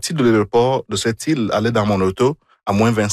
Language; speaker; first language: French; non-native, fluent; Igbo